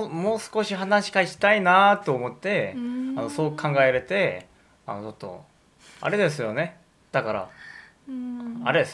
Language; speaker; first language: Japanese; non-native, fluent; Korean